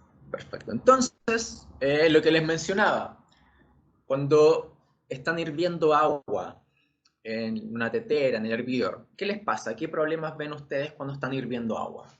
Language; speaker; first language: Spanish; native; Spanish